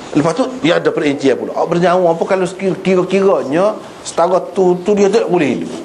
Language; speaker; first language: Malay; native; Malay